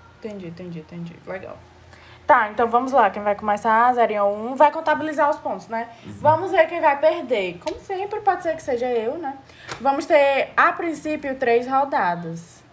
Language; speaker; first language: Portuguese; native; Portuguese